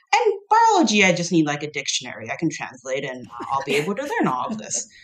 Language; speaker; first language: English; non-native, fluent; Chinese